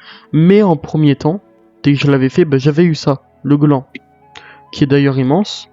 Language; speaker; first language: French; native; French